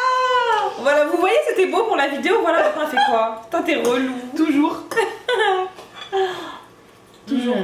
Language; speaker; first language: French; native; French